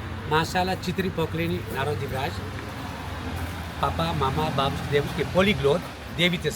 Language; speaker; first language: Russian; non-native, learner; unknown